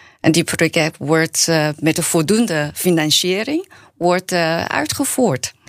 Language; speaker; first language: Dutch; non-native, learner; Chinese